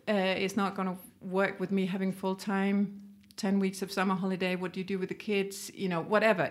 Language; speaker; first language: English; non-native, fluent; Danish